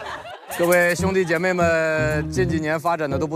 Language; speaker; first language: Chinese; native; Chinese